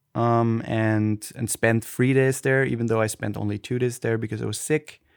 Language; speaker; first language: English; non-native, fluent; German